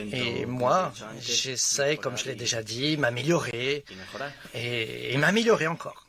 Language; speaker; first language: French; non-native, fluent; Spanish